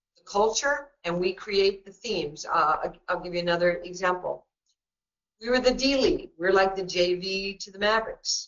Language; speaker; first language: English; native; English